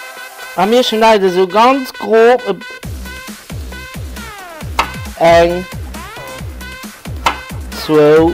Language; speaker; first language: German; non-native, learner; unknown